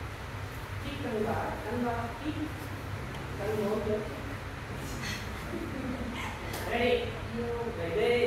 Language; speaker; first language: Vietnamese; non-native, learner; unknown